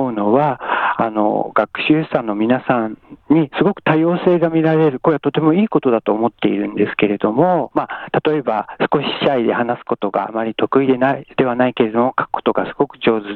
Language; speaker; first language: Japanese; native; Japanese